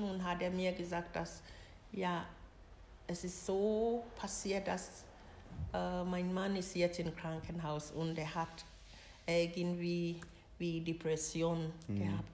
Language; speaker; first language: German; non-native, learner; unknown